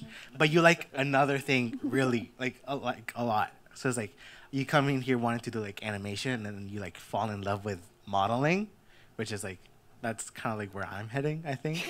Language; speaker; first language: English; early bilingual, other home language; Spanish